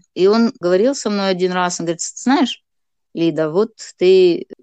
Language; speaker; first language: Russian; non-native, local second language; Gagauz